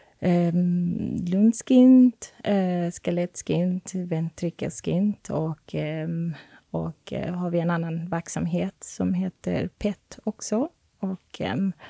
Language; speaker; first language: Swedish; non-native, fluent; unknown